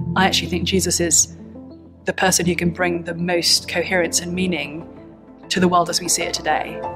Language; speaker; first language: English; non-native, fluent; French